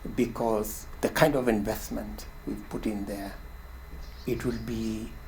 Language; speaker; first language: English; non-native, local second language; Kalenjin